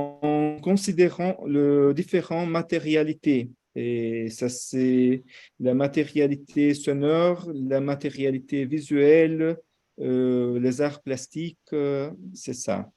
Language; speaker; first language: French; non-native, fluent; Portuguese